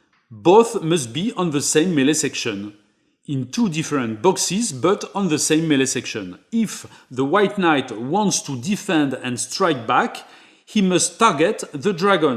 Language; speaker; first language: English; non-native, fluent; French